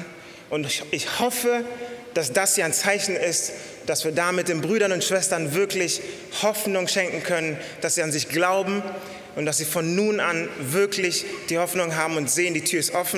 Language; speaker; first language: German; early bilingual, other home language; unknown